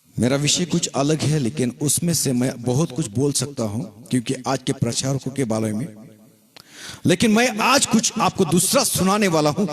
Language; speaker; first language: Hindi; non-native, local second language; Marathi